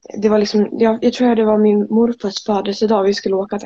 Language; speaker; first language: Swedish; native; Swedish